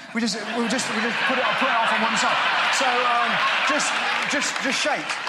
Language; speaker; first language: English; native; English